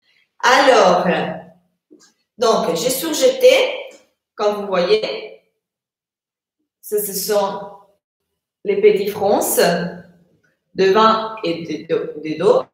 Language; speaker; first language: French; non-native, fluent; Italian